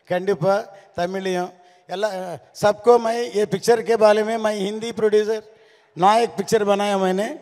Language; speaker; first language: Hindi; non-native, local second language; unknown